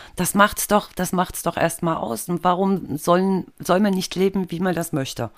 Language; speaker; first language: German; native; German